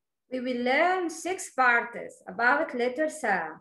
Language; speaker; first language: English; non-native, learner; Arabic